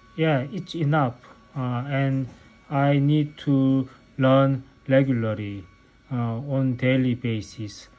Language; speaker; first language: English; non-native, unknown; Korean